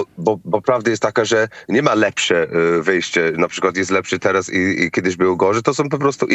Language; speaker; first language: Polish; non-native, fluent; English